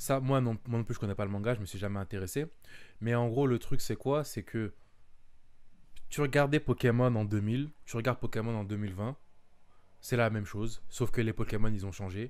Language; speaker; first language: French; native; French